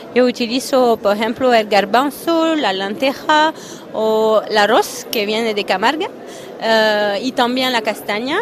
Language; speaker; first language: Spanish; non-native, fluent; French